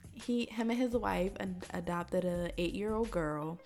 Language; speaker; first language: English; native; English